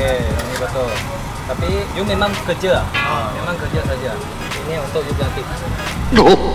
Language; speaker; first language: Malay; non-native, local second language; Chinese